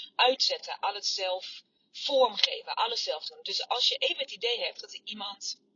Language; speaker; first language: Dutch; non-native, fluent; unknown